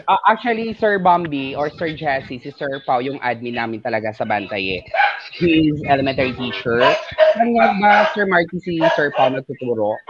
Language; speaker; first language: Filipino; non-native, local second language; Hiligaynon